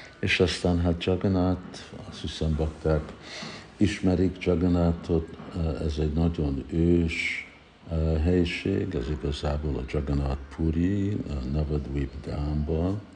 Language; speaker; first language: Hungarian; early bilingual, heritage; Hungarian